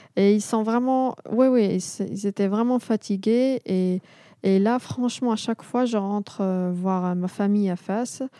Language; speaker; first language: French; non-native, local second language; Arabic